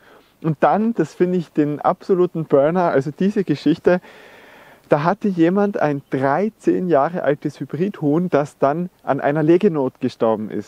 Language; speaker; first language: German; native; German